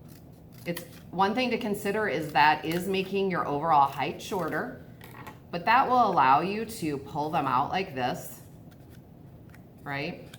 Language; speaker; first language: English; native; English